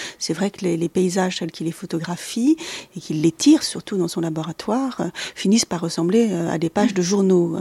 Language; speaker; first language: French; native; French